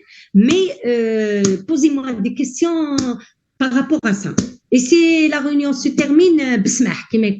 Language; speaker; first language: French; non-native, local second language; Arabic